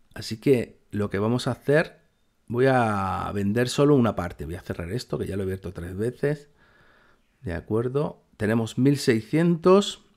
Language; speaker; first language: Spanish; native; Spanish